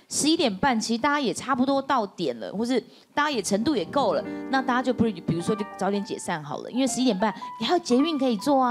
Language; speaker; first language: Chinese; native; Chinese